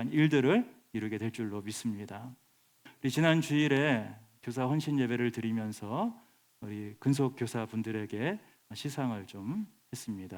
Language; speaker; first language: Korean; native; Korean